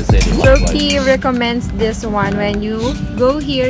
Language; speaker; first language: English; non-native, local second language; Filipino